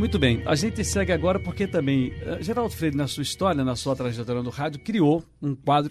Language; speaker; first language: Portuguese; native; Portuguese